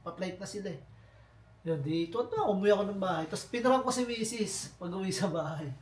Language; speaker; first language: Filipino; native; Filipino